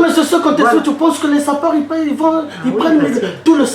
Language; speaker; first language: French; non-native, local second language; Lingala